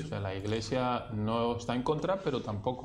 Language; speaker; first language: Spanish; native; Spanish